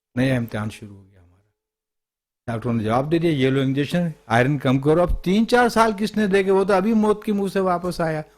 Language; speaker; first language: Urdu; native; Urdu